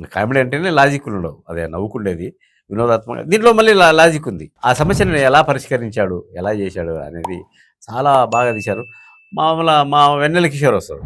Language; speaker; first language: Telugu; native; Telugu